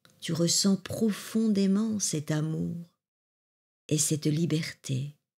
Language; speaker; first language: French; native; French